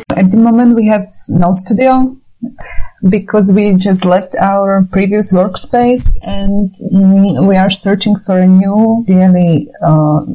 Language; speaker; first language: English; non-native, fluent; Slovak